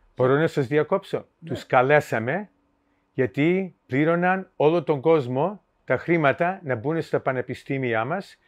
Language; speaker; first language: Greek; early bilingual, heritage; Greek